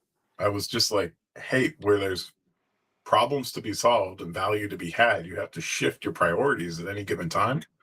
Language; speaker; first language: English; native; English